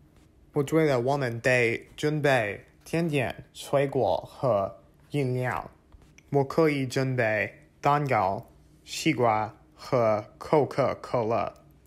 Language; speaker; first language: Chinese; non-native, learner; English